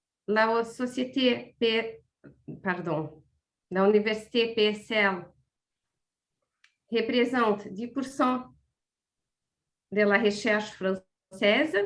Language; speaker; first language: French; non-native, fluent; Portuguese